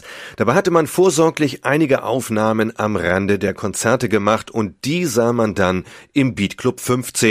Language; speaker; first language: German; native; German